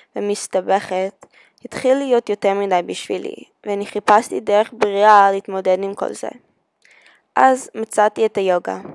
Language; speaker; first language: Hebrew; early bilingual, heritage; Hebrew